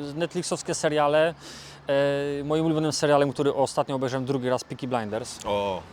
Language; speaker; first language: Polish; native; Polish